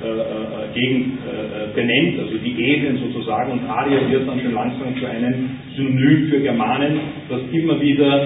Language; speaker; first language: German; native; German